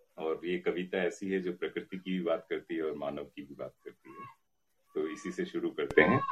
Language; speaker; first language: Hindi; native; Hindi